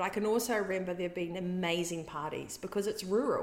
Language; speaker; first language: English; native; English